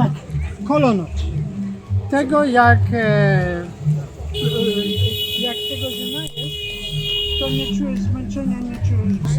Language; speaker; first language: Polish; non-native, learner; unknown